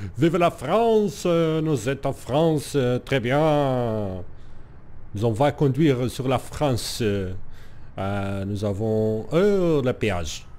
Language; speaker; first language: French; non-native, learner; Portuguese